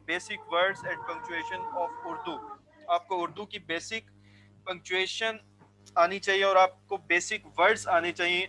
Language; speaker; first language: Urdu; non-native, local second language; Punjabi